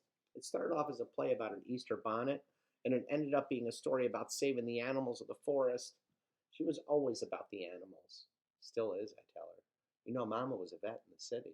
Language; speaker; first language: English; native; English